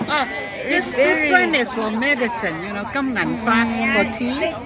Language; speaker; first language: English; non-native, learner; Cantonese